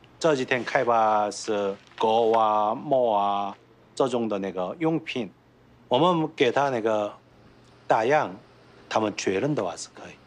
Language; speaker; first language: Chinese; non-native, learner; Korean